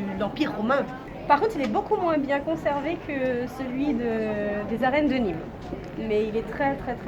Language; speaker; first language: French; native; French